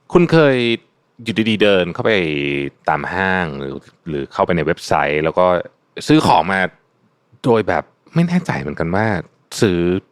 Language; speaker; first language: Thai; native; Thai